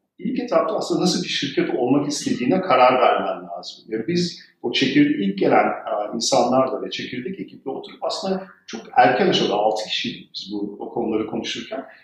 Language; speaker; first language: Turkish; early bilingual, heritage; Turkish